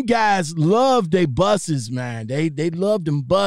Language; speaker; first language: English; native; English